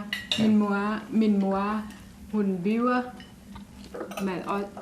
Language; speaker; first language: Danish; non-native, learner; Thai